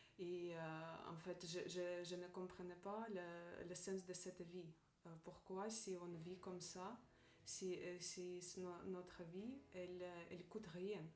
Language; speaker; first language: French; non-native, fluent; Ukrainian